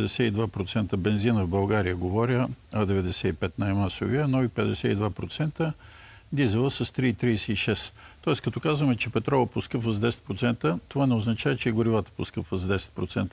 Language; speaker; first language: Bulgarian; native; Bulgarian